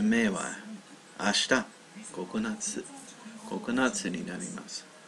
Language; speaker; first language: Japanese; non-native, learner; English